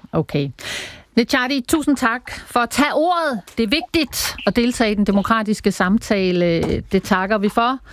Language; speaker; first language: Danish; native; Danish